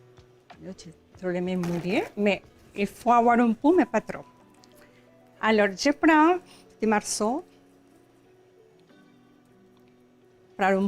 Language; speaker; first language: French; non-native, learner; Spanish